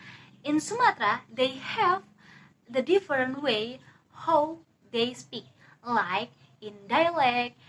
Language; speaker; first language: English; non-native, learner; Indonesian